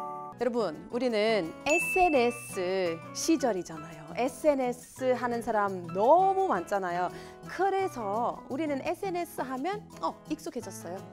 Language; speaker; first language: Korean; non-native, fluent; English